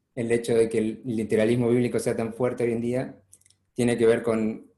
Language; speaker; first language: Spanish; native; Spanish